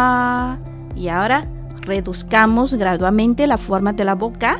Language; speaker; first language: Spanish; non-native, fluent; Chinese